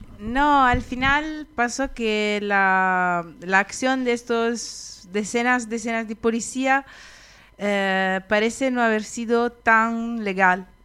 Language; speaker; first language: Spanish; non-native, fluent; Italian